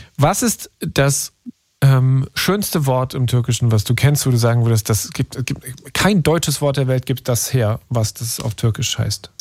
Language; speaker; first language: German; native; German